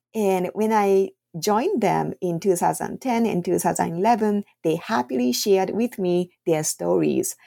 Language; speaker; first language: English; non-native, fluent; Japanese